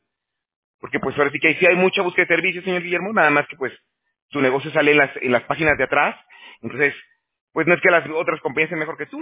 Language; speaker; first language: Spanish; native; Spanish